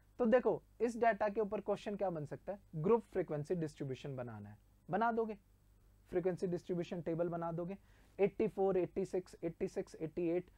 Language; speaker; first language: Hindi; native; Hindi